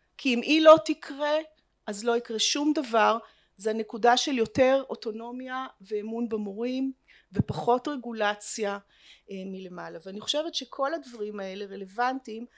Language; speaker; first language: Hebrew; native; Hebrew